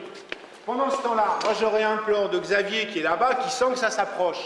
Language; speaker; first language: French; native; French